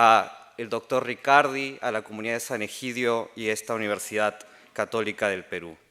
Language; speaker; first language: Spanish; native; Spanish